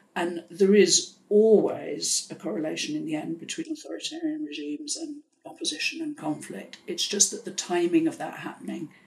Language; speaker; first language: English; native; English